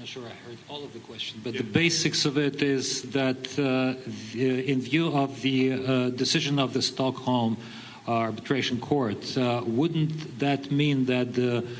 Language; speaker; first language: English; non-native, fluent; Ukrainian